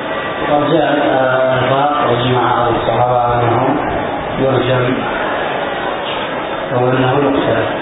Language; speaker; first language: Arabic; native; Arabic